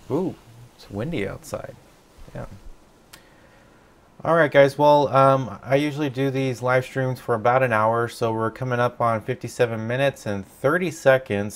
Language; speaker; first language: English; native; English